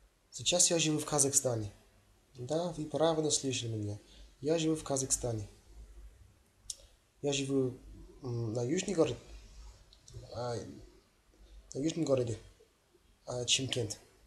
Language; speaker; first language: Russian; non-native, fluent; English